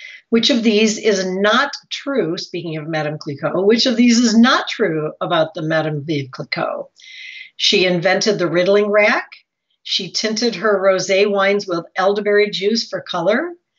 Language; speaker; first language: English; native; English